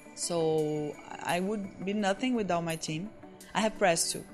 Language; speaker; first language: English; non-native, fluent; Portuguese